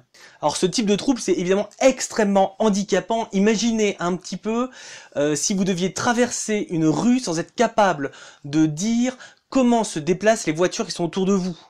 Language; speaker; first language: French; native; French